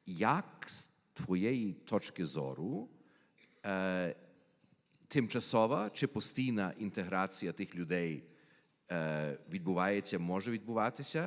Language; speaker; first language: Ukrainian; early bilingual, heritage; Ukrainian